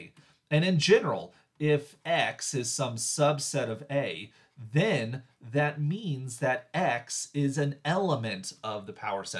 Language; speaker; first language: English; native; English